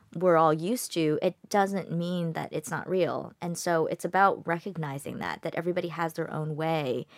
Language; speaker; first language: English; native; English